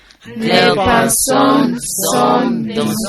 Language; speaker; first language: French; non-native, learner; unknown